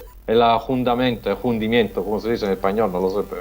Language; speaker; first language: Spanish; non-native, fluent; Italian